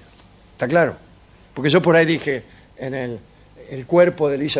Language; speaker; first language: Spanish; native; Spanish